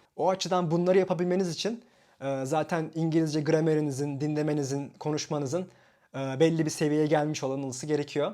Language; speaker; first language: Turkish; native; Turkish